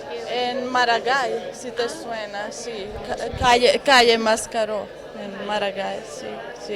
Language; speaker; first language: Spanish; non-native, fluent; Serbian